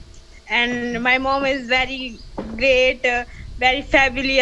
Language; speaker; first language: English; non-native, learner; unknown